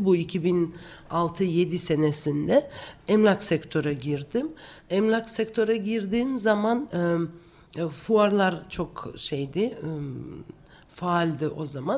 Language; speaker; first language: Turkish; non-native, fluent; Georgian